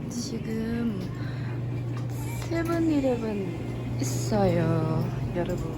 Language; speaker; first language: Korean; non-native, learner; Thai